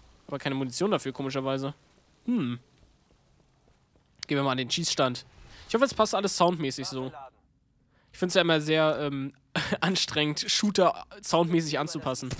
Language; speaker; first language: German; native; German